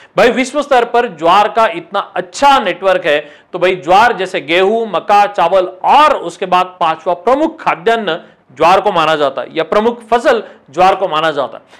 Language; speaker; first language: Hindi; non-native, local second language; Marathi